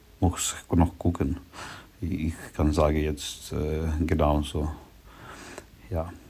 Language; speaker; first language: German; non-native, learner; Ukrainian